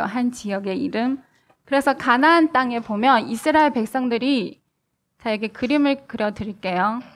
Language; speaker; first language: Korean; native; Korean